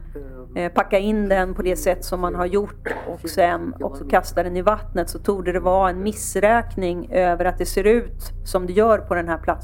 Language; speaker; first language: Swedish; native; Swedish